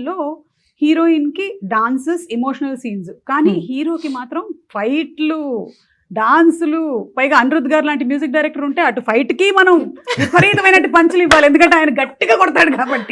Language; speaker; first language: Telugu; native; Telugu